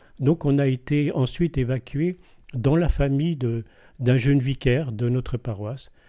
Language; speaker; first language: French; native; French